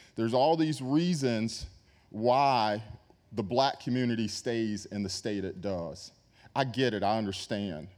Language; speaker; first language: English; native; English